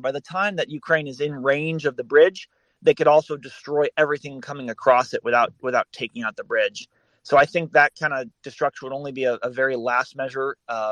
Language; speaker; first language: English; native; English